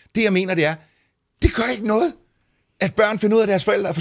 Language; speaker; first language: Danish; native; Danish